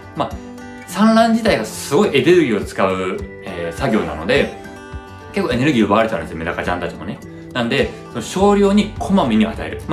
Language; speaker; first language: Japanese; early bilingual, heritage; Japanese